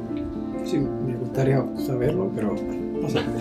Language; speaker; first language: Spanish; non-native, learner; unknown